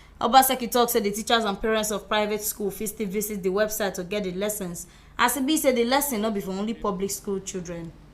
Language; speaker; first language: Nigerian Pidgin; native; Nigerian Pidgin